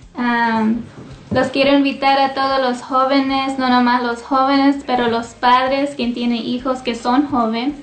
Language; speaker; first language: Spanish; early bilingual, heritage; Spanish